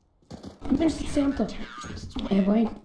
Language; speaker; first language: Portuguese; native; Portuguese